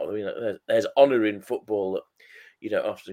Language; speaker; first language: English; native; English